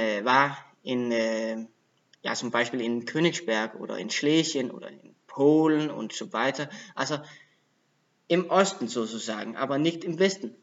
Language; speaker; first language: German; non-native, learner; Danish